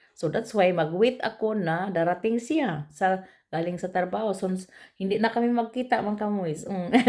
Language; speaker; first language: Filipino; non-native, local second language; Cebuano